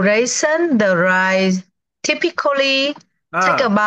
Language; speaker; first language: English; non-native, learner; Vietnamese